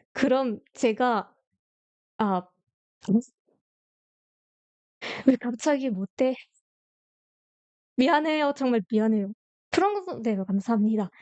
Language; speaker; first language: Korean; non-native, learner; French